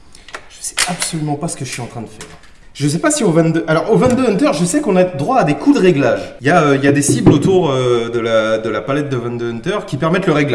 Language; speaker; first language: French; native; French